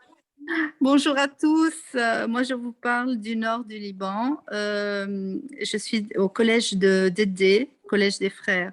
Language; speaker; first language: French; non-native, local second language; Arabic